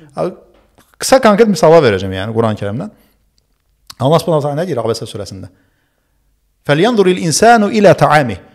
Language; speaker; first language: Azerbaijani; early bilingual, other home language; Turkish